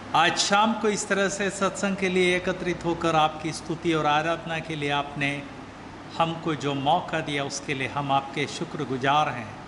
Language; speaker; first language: Hindi; native; Hindi